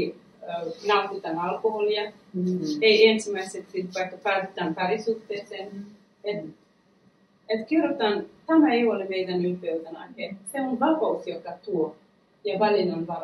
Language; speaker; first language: Finnish; non-native, fluent; Persian